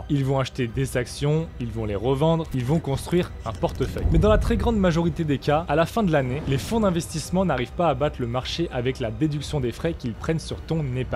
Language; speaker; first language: French; native; French